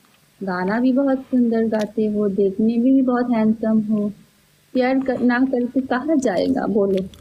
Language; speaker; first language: Hindi; non-native, learner; Bangla